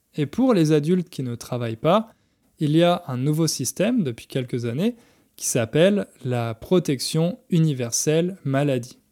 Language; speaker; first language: French; native; French